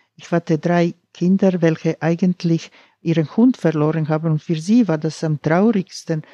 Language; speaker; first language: German; non-native, fluent; Croatian